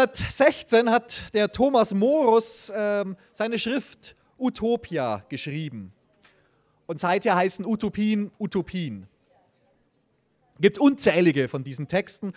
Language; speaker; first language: German; native; German